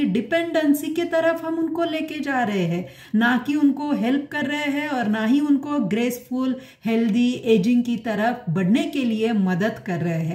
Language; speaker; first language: Hindi; non-native, local second language; Marathi